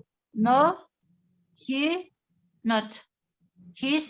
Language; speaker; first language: English; non-native, learner; Kyrgyz